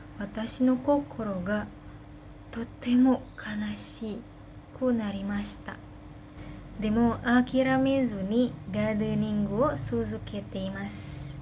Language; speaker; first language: Japanese; non-native, learner; Indonesian